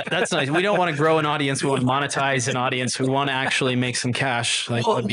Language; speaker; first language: English; native; English